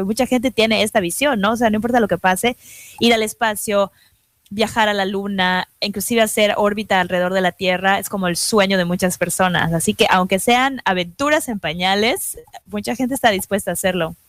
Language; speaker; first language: Spanish; native; Spanish